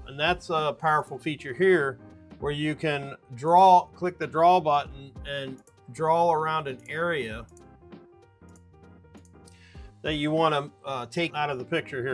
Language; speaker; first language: English; native; English